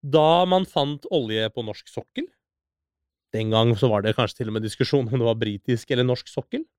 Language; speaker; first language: Norwegian; early bilingual, other home language; Persian